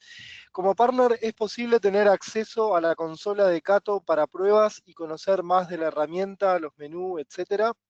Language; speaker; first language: Spanish; native; Spanish